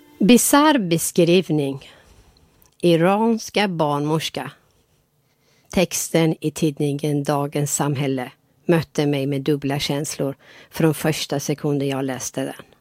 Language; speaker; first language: Swedish; non-native, fluent; Persian